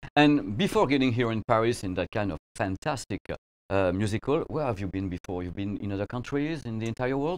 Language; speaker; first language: English; non-native, fluent; French